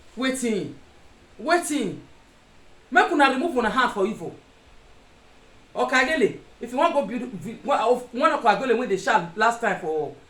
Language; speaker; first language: Nigerian Pidgin; non-native, local second language; Bini